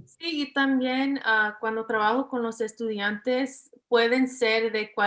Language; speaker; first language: Spanish; early bilingual, heritage; English